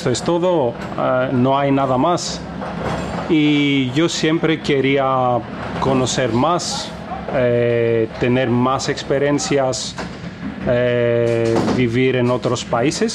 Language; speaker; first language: Spanish; non-native, fluent; Greek